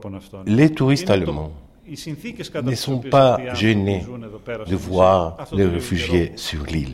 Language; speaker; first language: French; non-native, fluent; Greek